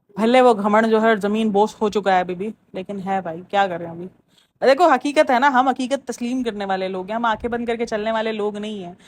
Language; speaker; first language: Urdu; native; Urdu